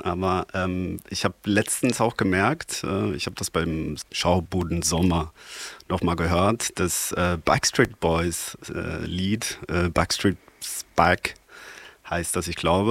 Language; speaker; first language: German; non-native, fluent; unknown